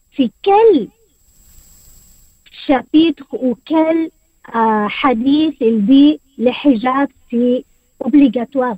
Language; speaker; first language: French; non-native, learner; Arabic